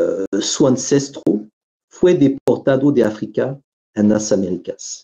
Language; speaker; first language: Spanish; non-native, fluent; French